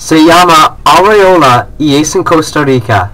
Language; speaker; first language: Spanish; non-native, learner; English